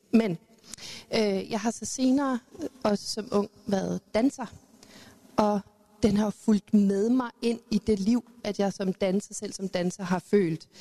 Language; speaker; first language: Danish; early bilingual, other home language; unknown